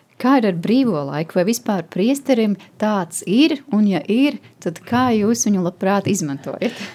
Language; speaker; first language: Latvian; native; Latvian